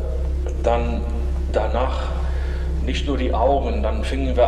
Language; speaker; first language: German; non-native, fluent; English